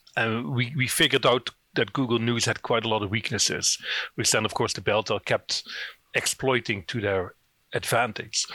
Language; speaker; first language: English; non-native, fluent; Dutch